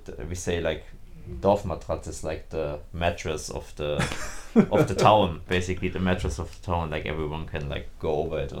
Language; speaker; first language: English; non-native, fluent; German